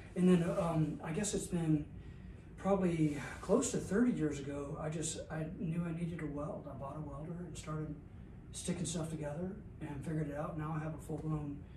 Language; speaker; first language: English; native; English